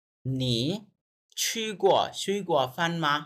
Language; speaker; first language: Chinese; non-native, fluent; Bangla